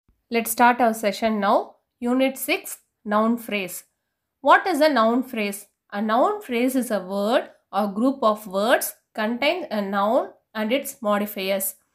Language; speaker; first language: English; non-native, local second language; Tamil